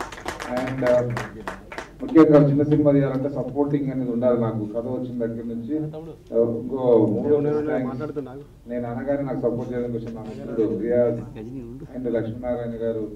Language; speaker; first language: Telugu; native; Telugu